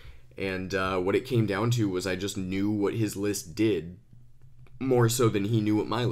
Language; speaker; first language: English; native; English